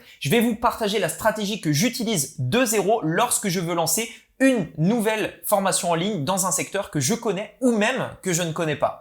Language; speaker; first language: French; native; French